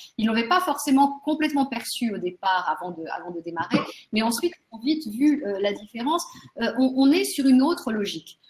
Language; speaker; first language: French; native; French